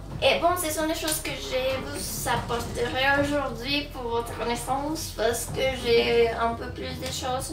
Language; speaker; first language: French; non-native, fluent; Spanish